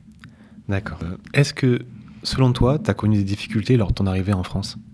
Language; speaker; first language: French; native; French